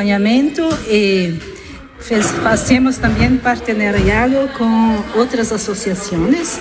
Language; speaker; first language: Spanish; non-native, learner; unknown